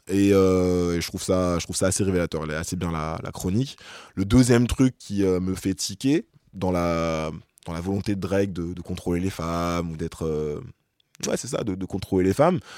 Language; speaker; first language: French; native; French